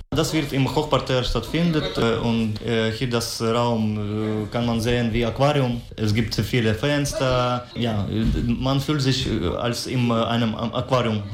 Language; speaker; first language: German; non-native, learner; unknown